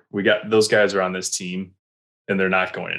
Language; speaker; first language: English; native; English